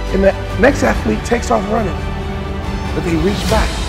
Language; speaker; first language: English; native; English